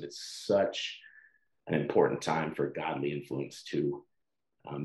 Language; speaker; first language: English; native; English